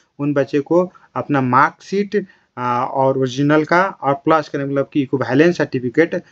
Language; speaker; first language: Hindi; non-native, local second language; Bhojpuri